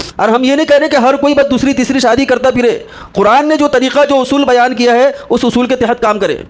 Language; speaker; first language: Urdu; native; Urdu